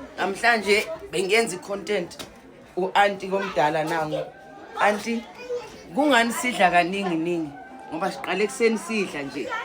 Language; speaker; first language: Zulu; non-native, local second language; Northern Sotho